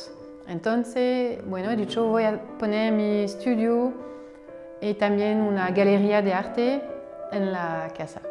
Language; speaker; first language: Spanish; non-native, fluent; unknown